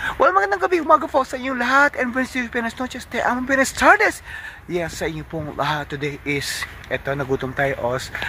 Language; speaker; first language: Filipino; native; Filipino